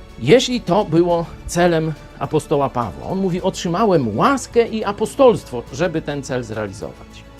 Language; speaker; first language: Polish; native; Polish